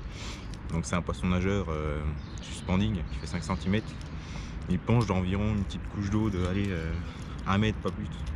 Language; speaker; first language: French; native; French